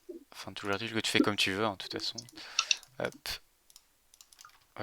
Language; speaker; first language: French; native; French